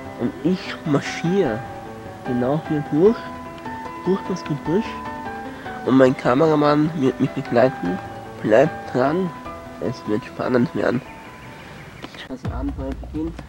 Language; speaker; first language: German; non-native, local second language; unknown